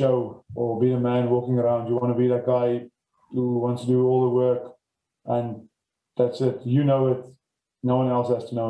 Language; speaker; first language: English; non-native, local second language; Afrikaans